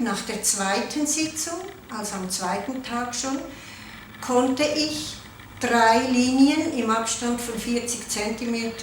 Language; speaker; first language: German; non-native, local second language; Italian